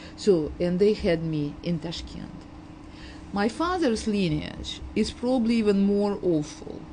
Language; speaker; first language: English; non-native, fluent; Uzbek